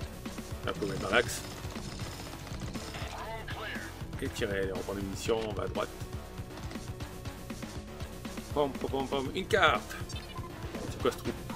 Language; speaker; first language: French; native; French